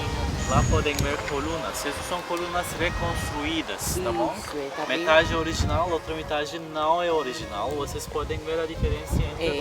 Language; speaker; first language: Portuguese; non-native, fluent; Turkish